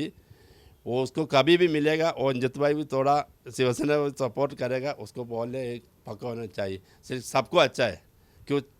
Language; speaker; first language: Hindi; non-native, local second language; Malayalam